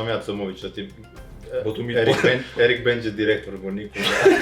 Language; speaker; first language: Polish; non-native, learner; Serbian